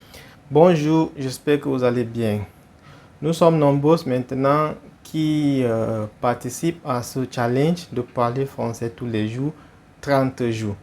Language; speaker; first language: French; non-native, fluent; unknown